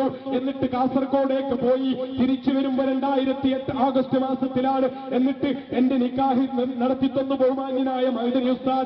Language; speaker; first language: Malayalam; native; Malayalam